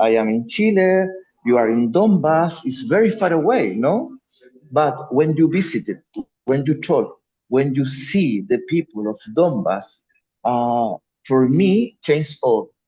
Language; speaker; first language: English; non-native, learner; Spanish